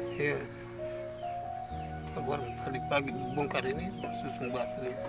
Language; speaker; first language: Indonesian; non-native, local second language; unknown